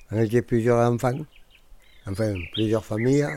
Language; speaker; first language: French; native; French